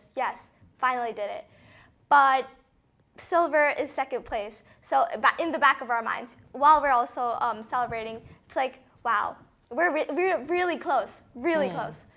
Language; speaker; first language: English; early bilingual, other home language; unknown